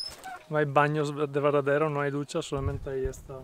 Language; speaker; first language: Italian; non-native, learner; Spanish